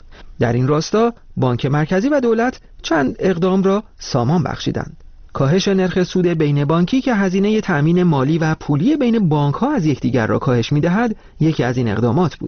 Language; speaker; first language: Persian; native; Persian